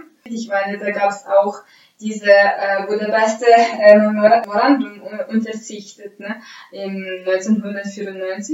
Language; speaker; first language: German; non-native, fluent; Ukrainian